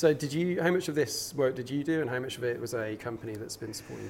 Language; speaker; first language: English; native; English